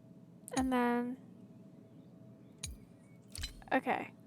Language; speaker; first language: English; native; English